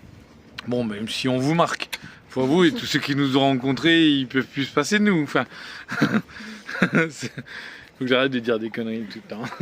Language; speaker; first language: French; native; French